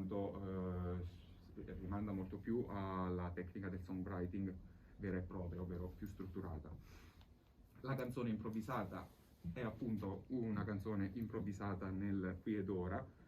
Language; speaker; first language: Italian; native; Italian